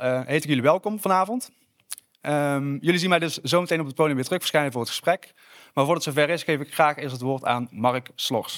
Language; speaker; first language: Dutch; native; Dutch